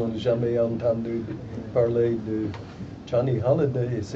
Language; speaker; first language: French; non-native, fluent; English